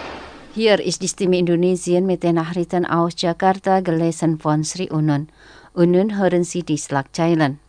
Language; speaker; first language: German; non-native, fluent; Indonesian